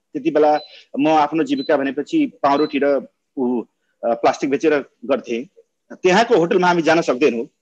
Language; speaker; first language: Nepali; non-native, local second language; Maithili